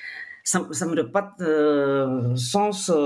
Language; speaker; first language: French; non-native, fluent; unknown